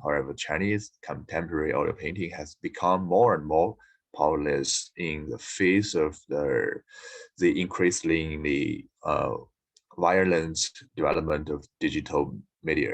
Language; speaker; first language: English; non-native, learner; Chinese